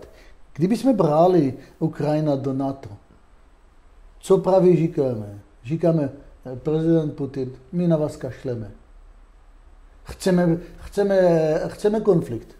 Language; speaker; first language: Czech; non-native, fluent; Hebrew